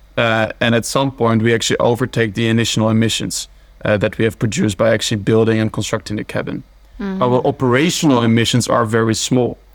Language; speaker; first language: English; early bilingual, other home language; Dutch